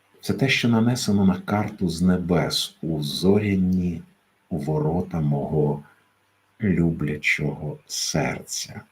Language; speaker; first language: Ukrainian; native; Ukrainian